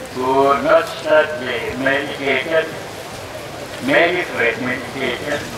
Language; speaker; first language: English; non-native, learner; Thai